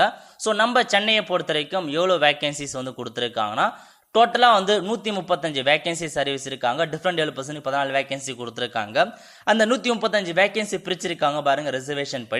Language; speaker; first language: Tamil; native; Tamil